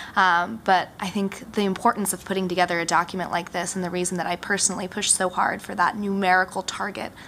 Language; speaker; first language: English; early bilingual, other home language; Japanese